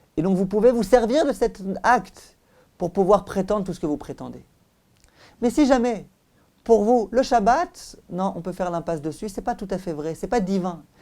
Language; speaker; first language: French; native; French